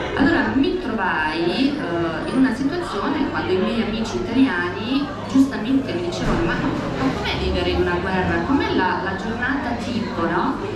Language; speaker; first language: Italian; non-native, fluent; Bosnian